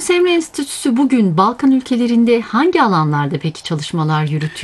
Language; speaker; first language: Turkish; native; Turkish